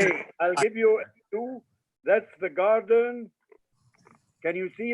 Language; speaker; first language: English; non-native, fluent; Arabic